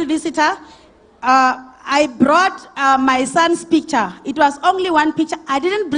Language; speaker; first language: English; non-native, local second language; Northern Sotho